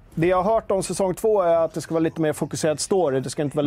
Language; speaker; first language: Swedish; native; Swedish